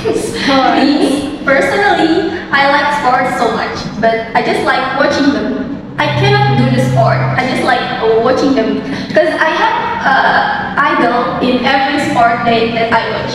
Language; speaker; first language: English; non-native, learner; Indonesian